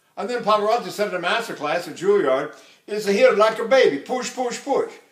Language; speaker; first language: English; native; English